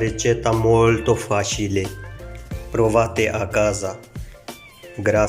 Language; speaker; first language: Italian; non-native, learner; Urdu